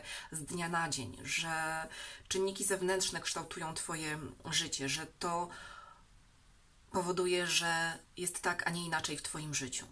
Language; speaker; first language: Polish; native; Polish